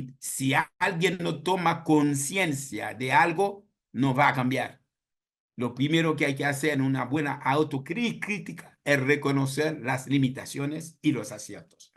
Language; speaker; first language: Spanish; non-native, fluent; Haitian Creole